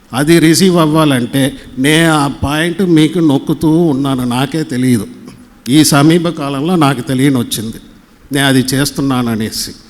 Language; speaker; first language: Telugu; native; Telugu